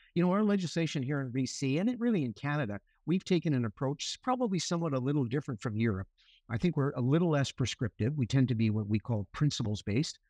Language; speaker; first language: English; native; English